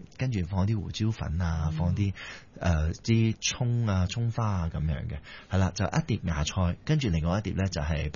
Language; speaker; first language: Cantonese; early bilingual, heritage; Cantonese